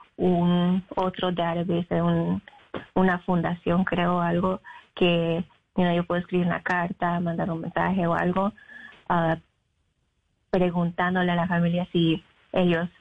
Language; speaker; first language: Spanish; early bilingual, heritage; Spanish